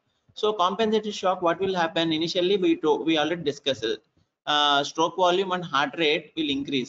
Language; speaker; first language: English; non-native, local second language; Telugu